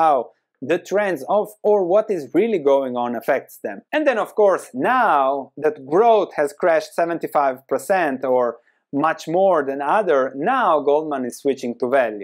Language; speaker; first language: English; non-native, fluent; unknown